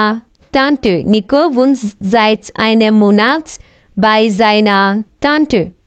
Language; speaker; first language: German; non-native, fluent; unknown